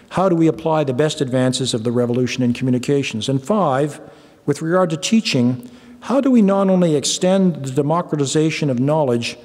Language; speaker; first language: English; native; English